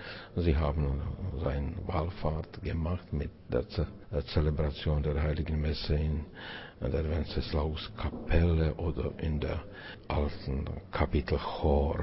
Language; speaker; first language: German; non-native, fluent; Czech